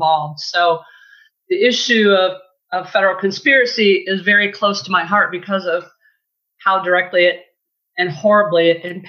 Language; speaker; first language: English; native; English